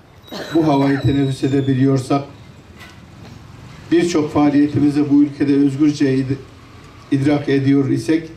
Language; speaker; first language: Turkish; native; Turkish